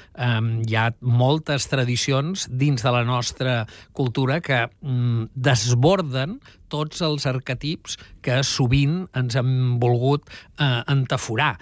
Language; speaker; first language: Catalan; native; Catalan